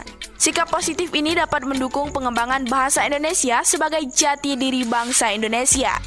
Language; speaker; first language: Indonesian; native; Indonesian